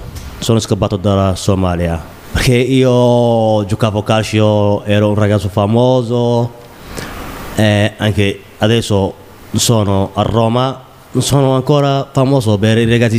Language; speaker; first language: Italian; non-native, learner; Somali